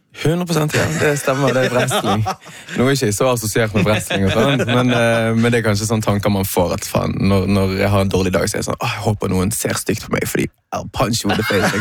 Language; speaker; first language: Norwegian; native; Norwegian